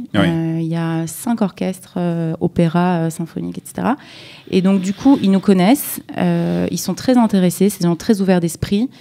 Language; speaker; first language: French; native; French